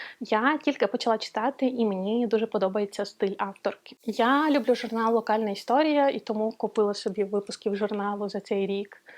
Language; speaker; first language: Ukrainian; non-native, local second language; Russian